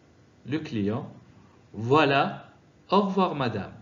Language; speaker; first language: French; non-native, fluent; Arabic